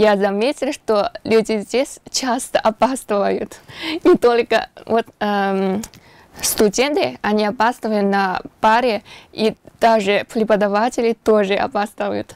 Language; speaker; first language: Russian; non-native, learner; Chinese